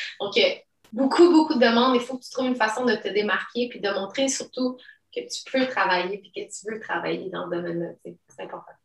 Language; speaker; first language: French; early bilingual, other home language; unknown